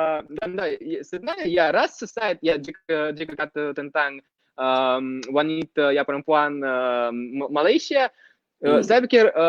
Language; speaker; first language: Indonesian; non-native, fluent; Russian